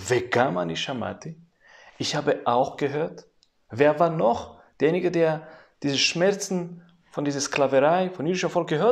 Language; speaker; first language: German; non-native, fluent; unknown